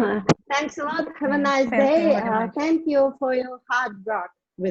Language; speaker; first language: English; non-native, learner; Russian